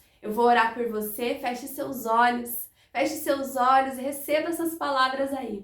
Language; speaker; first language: Portuguese; native; Portuguese